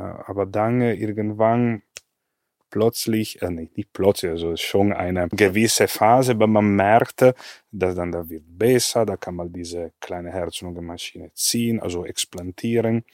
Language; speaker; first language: German; non-native, fluent; Italian